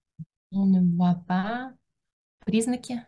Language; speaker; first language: French; non-native, learner; Russian